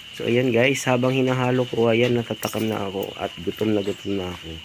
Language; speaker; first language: Filipino; non-native, local second language; Iloko